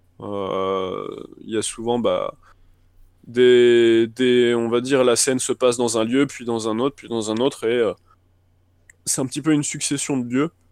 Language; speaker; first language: French; native; French